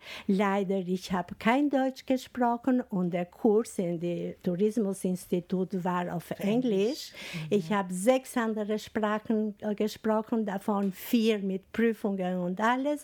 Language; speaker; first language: German; non-native, fluent; Albanian